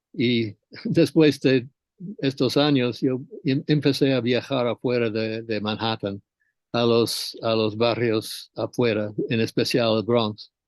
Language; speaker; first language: Spanish; non-native, fluent; English